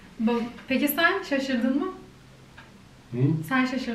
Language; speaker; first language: Turkish; native; Turkish